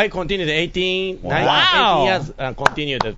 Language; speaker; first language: English; non-native, learner; Japanese